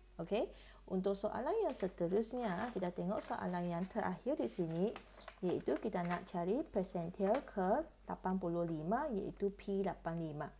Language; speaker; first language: Malay; non-native, local second language; Chinese